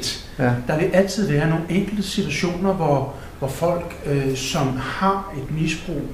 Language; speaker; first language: Danish; native; Danish